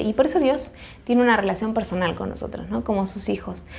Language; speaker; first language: Spanish; native; Spanish